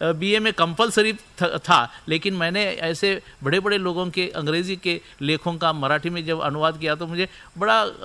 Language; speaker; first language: Hindi; non-native, local second language; Marathi